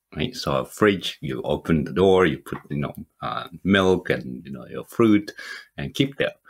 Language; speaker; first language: English; non-native, fluent; Japanese